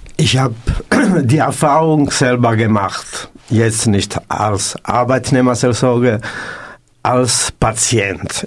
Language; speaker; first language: German; non-native, learner; Italian